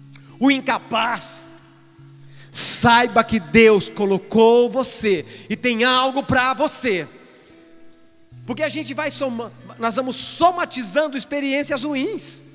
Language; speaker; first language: Portuguese; native; Portuguese